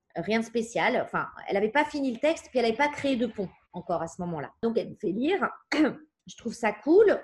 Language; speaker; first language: French; native; French